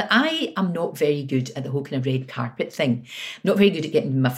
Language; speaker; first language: English; native; English